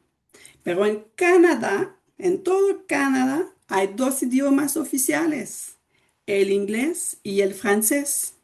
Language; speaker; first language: Spanish; non-native, fluent; French